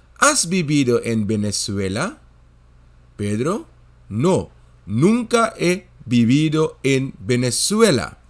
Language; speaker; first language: Spanish; non-native, fluent; Dutch